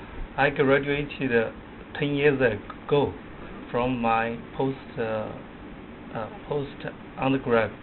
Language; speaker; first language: English; non-native, learner; Chinese